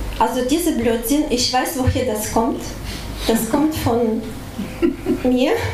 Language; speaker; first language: German; non-native, fluent; Russian